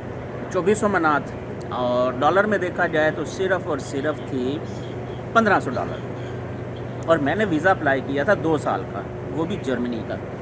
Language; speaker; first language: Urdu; non-native, local second language; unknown